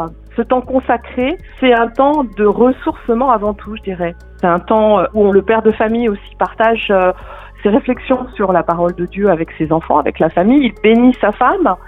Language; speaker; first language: French; native; French